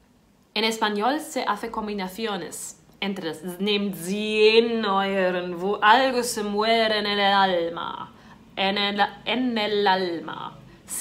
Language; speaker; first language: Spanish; non-native, fluent; German